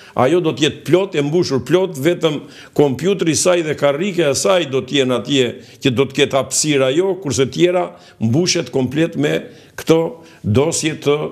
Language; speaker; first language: Albanian; native; Albanian